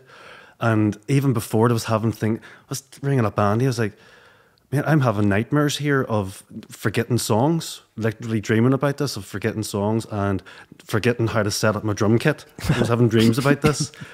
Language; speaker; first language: English; native; English